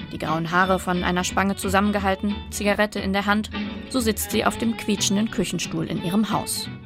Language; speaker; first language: German; native; German